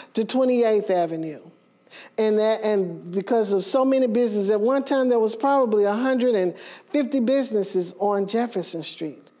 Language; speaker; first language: English; native; English